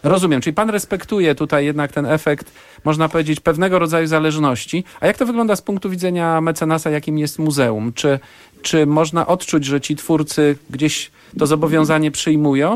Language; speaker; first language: Polish; native; Polish